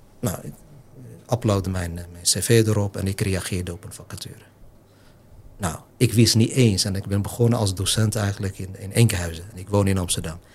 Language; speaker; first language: Dutch; non-native, fluent; Arabic